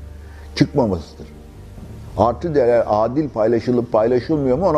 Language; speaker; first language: Turkish; native; Turkish